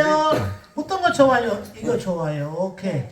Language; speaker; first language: Korean; non-native, learner; Urdu